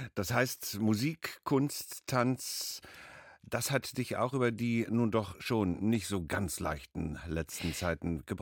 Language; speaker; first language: German; native; German